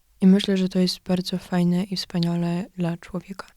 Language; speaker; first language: Polish; non-native, learner; Ukrainian